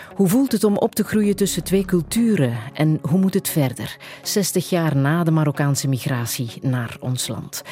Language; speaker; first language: Dutch; native; Dutch